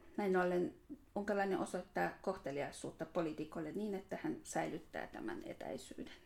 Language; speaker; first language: Finnish; non-native, fluent; Hungarian